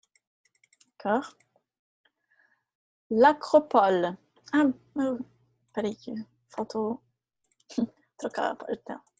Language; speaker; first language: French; non-native, fluent; Portuguese